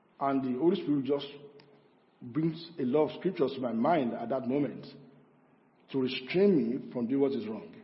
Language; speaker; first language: English; non-native, local second language; Yoruba